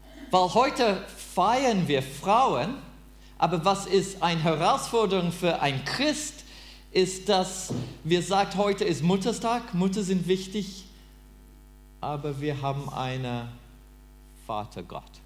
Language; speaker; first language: German; non-native, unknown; English